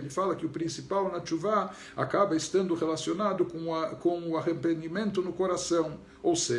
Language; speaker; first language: Portuguese; native; Portuguese